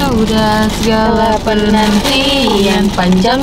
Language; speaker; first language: Indonesian; native; Indonesian